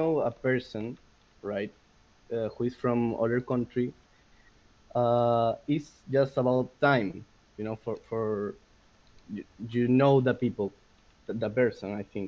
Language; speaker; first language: English; non-native, learner; Spanish